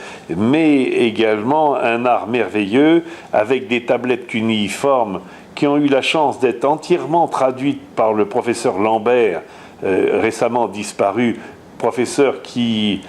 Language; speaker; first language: French; native; French